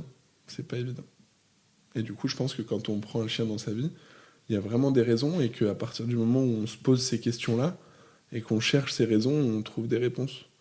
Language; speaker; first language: French; native; French